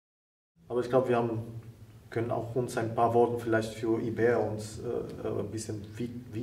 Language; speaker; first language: German; non-native, fluent; Italian